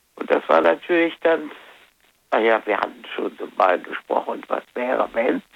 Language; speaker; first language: German; native; German